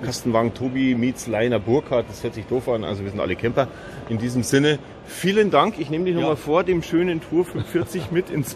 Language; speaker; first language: German; native; German